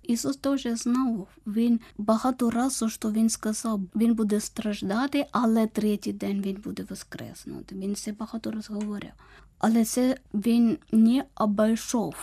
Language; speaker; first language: Ukrainian; non-native, learner; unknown